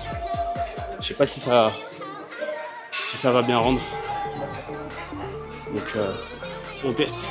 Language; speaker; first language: French; native; French